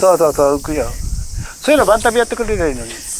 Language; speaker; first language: Japanese; native; Japanese